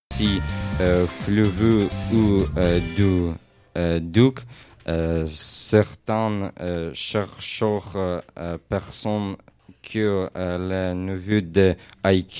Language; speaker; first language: French; non-native, learner; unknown